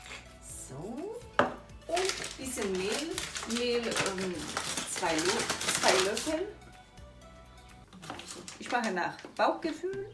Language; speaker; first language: German; non-native, fluent; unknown